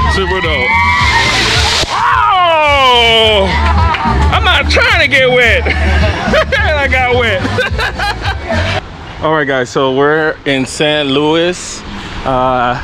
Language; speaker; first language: English; native; English